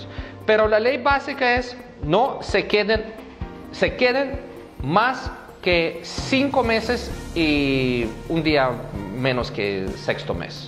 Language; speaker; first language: Spanish; non-native, fluent; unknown